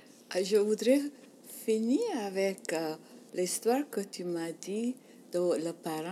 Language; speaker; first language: French; non-native, learner; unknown